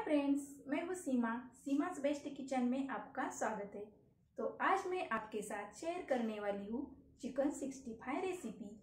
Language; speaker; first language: Hindi; non-native, local second language; Marathi